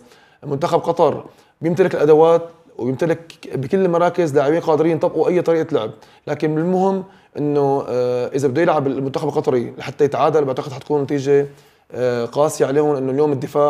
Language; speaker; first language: Arabic; native; Arabic